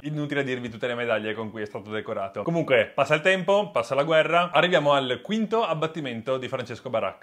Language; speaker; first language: Italian; native; Italian